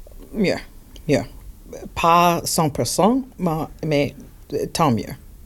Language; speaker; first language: French; non-native, learner; Italian